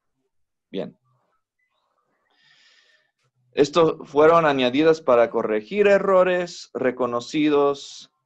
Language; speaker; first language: Spanish; non-native, fluent; English